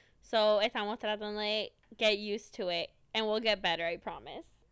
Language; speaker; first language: English; early bilingual, other home language; Spanish